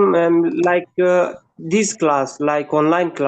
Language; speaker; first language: English; non-native, learner; Persian